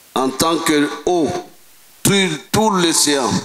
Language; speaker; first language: French; non-native, local second language; Dyula